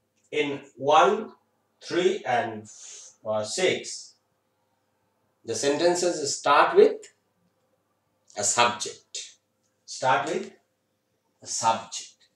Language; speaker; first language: English; non-native, local second language; Bangla